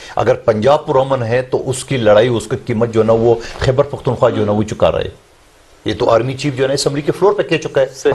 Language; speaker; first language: Urdu; non-native, local second language; Pashto